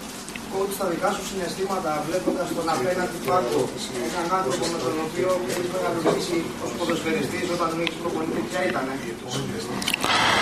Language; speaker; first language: Greek; native; Greek